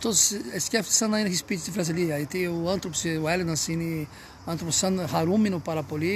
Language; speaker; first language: Greek; non-native, learner; Portuguese